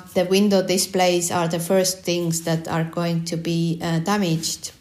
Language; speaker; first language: English; non-native, fluent; Estonian